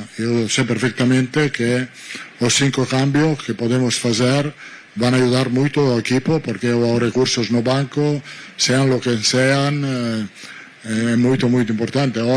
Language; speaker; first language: Portuguese; non-native, learner; Italian